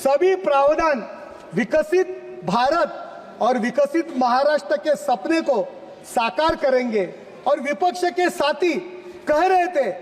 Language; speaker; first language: Hindi; non-native, local second language; Marathi